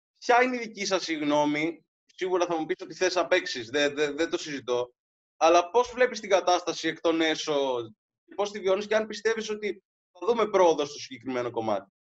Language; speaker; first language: Greek; native; Greek